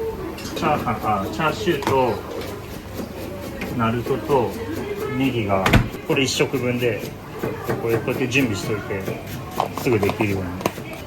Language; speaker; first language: Japanese; native; Japanese